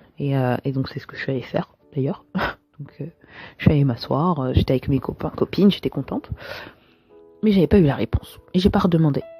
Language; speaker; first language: French; native; French